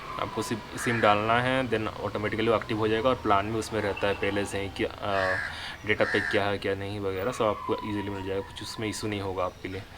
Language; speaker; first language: Hindi; non-native, local second language; Odia